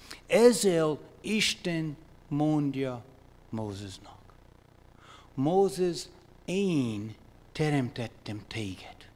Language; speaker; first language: Hungarian; non-native, fluent; English